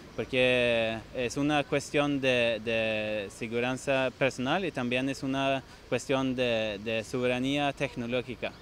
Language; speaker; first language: Spanish; non-native, fluent; Norwegian